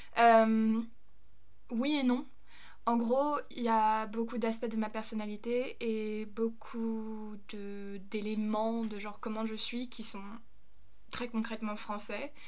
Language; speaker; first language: French; early bilingual, other home language; German